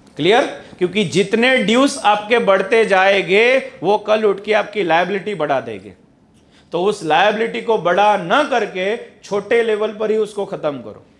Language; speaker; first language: Hindi; non-native, local second language; Gujarati